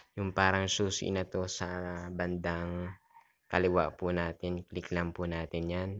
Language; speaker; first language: Filipino; native; Filipino